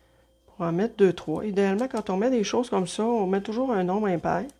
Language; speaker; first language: French; native; French